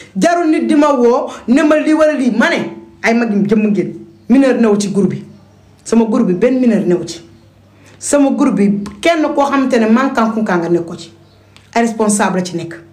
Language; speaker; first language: Wolof; non-native, local second language; Fula